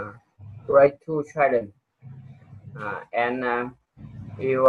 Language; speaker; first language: English; non-native, learner; Vietnamese